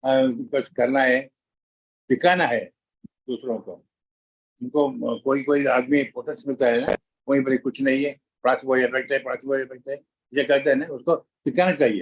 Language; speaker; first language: Hindi; non-native, local second language; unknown